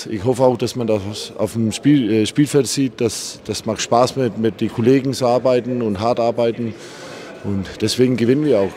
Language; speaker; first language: German; non-native, fluent; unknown